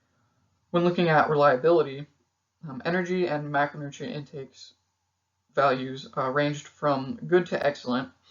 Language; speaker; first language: English; native; English